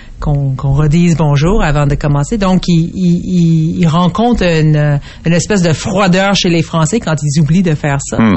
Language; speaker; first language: French; non-native, fluent; English